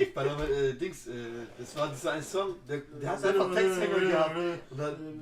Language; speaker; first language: German; native; German